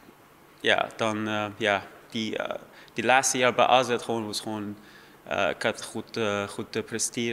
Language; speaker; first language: Dutch; non-native, fluent; Persian